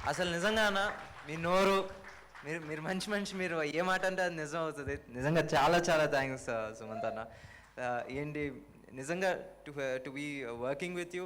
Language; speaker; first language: Telugu; native; Telugu